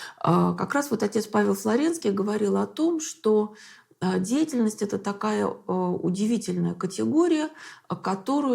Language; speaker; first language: Russian; native; Russian